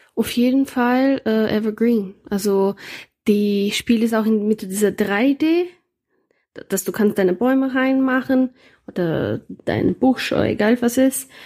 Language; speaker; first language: German; non-native, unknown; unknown